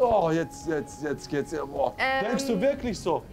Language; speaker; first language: German; native; German